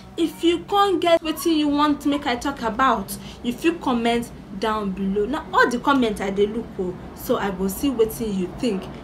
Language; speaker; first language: Nigerian Pidgin; non-native, local second language; Yoruba